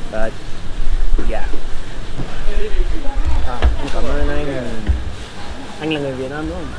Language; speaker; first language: Vietnamese; non-native, learner; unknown